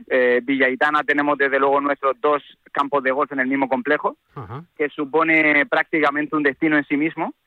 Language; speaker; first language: Spanish; native; Spanish